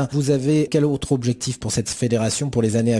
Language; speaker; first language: French; native; French